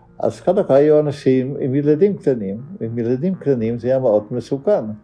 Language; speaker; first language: Hebrew; non-native, fluent; Dutch